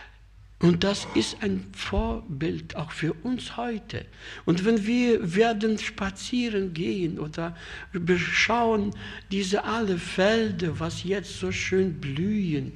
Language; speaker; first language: German; non-native, fluent; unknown